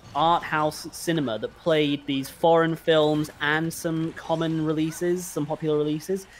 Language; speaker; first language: English; native; English